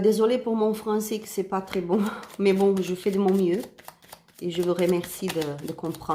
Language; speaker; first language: French; non-native, learner; Spanish